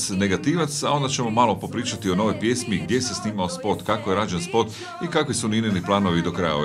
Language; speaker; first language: Croatian; native; Croatian